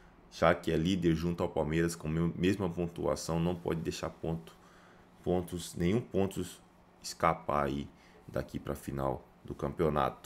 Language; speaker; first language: Portuguese; native; Portuguese